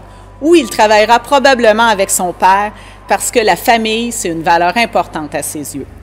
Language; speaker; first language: French; native; French